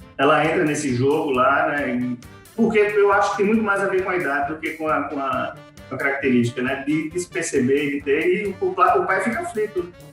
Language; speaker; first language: Portuguese; native; Portuguese